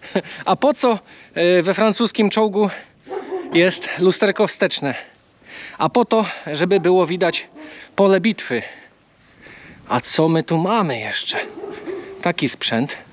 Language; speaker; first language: Polish; native; Polish